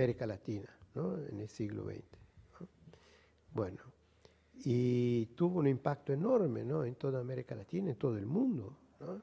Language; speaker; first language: Spanish; non-native, fluent; Portuguese